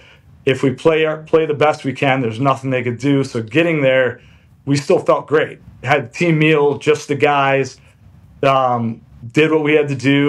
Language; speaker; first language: English; native; English